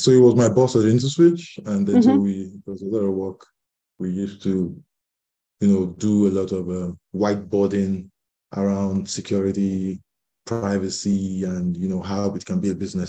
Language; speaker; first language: English; non-native, local second language; Yoruba